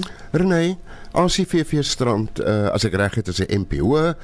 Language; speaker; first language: English; non-native, local second language; Afrikaans